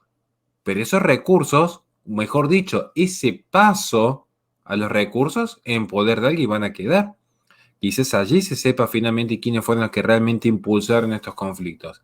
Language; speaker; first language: Spanish; native; Spanish